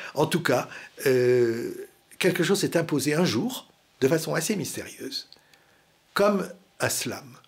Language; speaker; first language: French; native; French